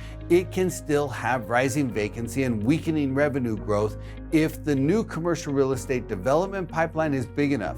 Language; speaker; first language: English; native; English